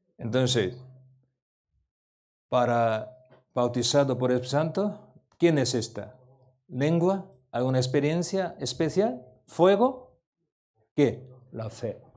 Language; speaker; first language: Spanish; non-native, learner; Korean